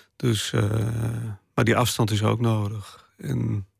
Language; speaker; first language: Dutch; non-native, local second language; Western Frisian